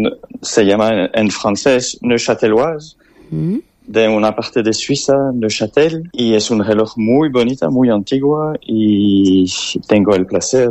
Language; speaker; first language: Spanish; non-native, fluent; French